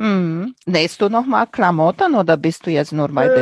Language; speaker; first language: German; non-native, fluent; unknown